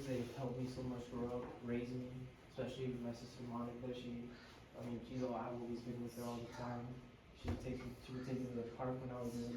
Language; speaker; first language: English; early bilingual, other home language; Spanish